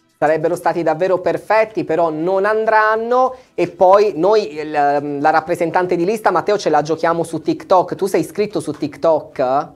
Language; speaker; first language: Italian; native; Italian